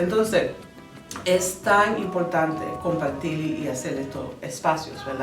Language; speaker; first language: Spanish; early bilingual, other home language; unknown